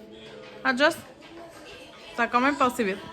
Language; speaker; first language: French; native; French